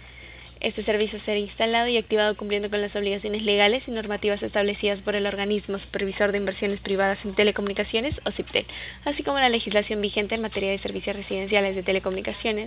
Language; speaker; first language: Spanish; native; Spanish